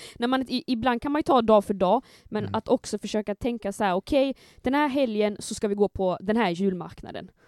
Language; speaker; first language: Swedish; native; Swedish